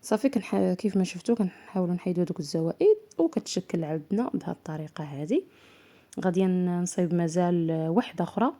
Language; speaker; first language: Arabic; native; Arabic